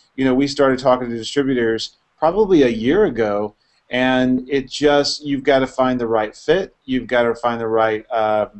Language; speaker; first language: English; native; English